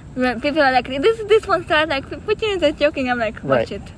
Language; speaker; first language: English; non-native, fluent; Hungarian